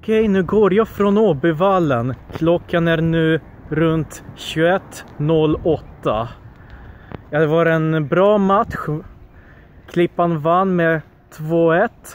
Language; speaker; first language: Swedish; early bilingual, other home language; Polish